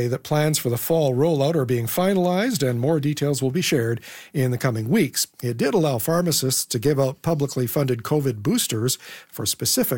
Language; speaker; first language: English; native; English